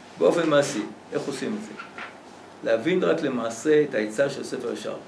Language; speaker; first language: Hebrew; native; Hebrew